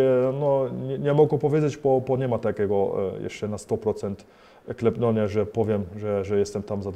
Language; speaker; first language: Polish; early bilingual, heritage; Polish